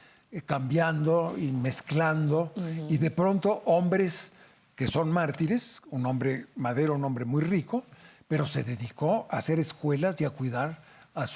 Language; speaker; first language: Spanish; native; Spanish